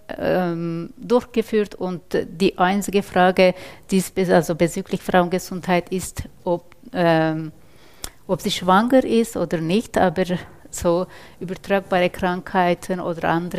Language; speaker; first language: German; non-native, fluent; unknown